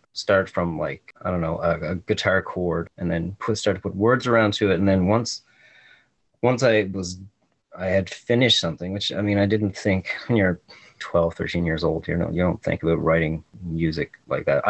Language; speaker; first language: English; native; English